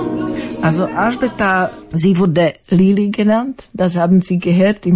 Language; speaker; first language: German; non-native, fluent; Slovak